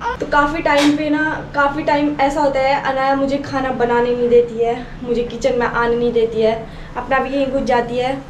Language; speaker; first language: Hindi; native; Hindi